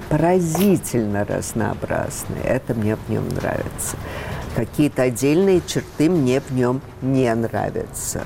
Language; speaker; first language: Russian; early bilingual, heritage; Russian